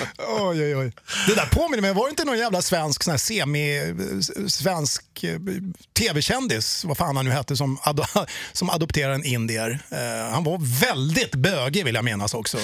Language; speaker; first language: Swedish; native; Swedish